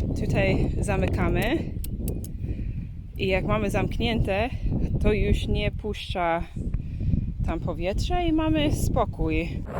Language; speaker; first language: Polish; non-native, learner; English